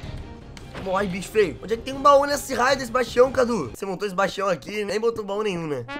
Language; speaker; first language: Portuguese; native; Portuguese